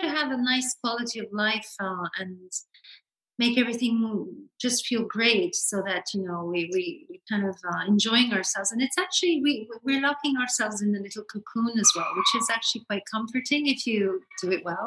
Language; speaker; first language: English; non-native, local second language; French